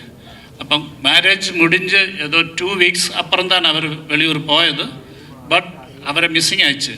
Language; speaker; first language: Tamil; non-native, learner; Malayalam